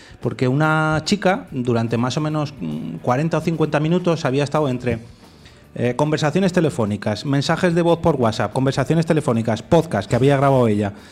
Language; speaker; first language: Spanish; native; Spanish